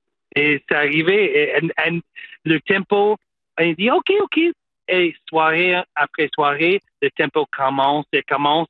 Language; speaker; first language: French; non-native, local second language; English